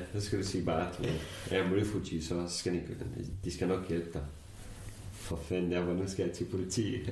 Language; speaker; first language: Danish; non-native, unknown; Kurdish